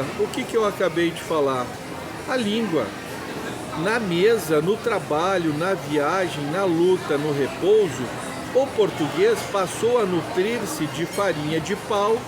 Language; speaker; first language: Portuguese; native; Portuguese